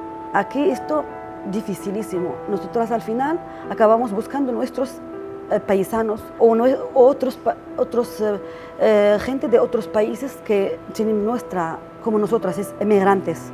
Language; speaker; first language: Spanish; non-native, learner; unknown